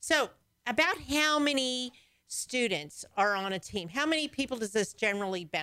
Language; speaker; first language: English; native; English